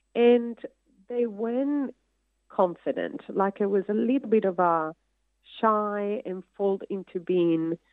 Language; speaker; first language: English; non-native, fluent; Spanish